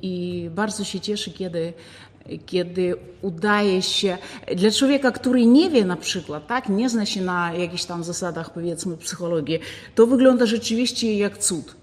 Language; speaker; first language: Polish; non-native, fluent; Ukrainian